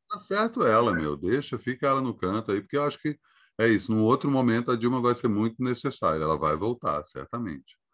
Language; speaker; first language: Portuguese; native; Portuguese